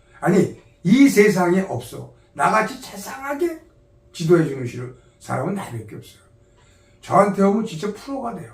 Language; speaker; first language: Korean; native; Korean